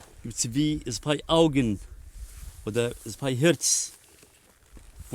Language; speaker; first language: German; non-native, learner; Arabic